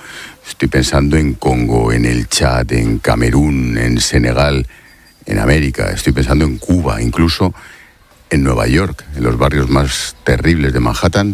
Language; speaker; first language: Spanish; native; Spanish